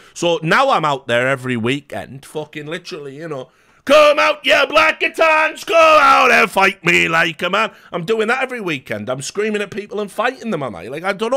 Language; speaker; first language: English; native; English